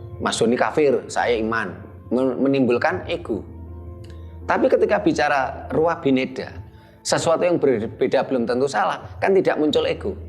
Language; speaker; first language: Indonesian; native; Indonesian